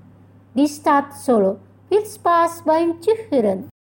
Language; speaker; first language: German; non-native, fluent; Indonesian